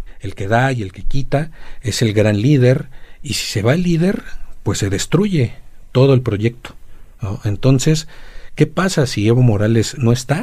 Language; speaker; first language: Spanish; native; Spanish